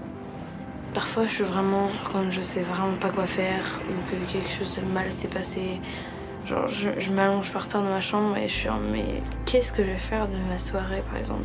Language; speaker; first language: French; native; French